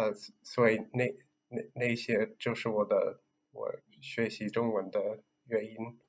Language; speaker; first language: Chinese; non-native, learner; English